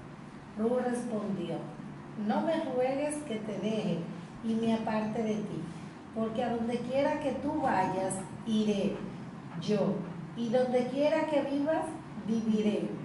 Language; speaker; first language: Spanish; native; Spanish